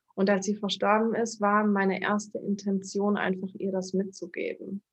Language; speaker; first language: German; early bilingual, other home language; Turkish